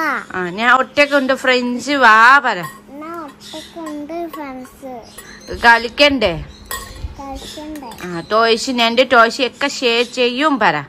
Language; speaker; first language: Malayalam; non-native, learner; Nepali